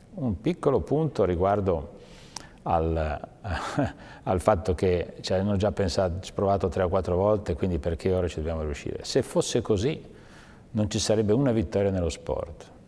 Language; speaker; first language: Italian; native; Italian